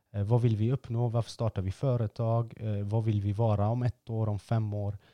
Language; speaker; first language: Swedish; early bilingual, other home language; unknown